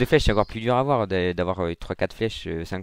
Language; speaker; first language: French; native; French